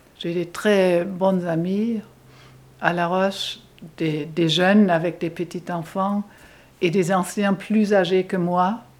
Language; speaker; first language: French; non-native, fluent; German